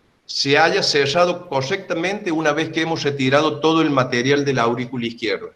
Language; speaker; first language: Spanish; native; Spanish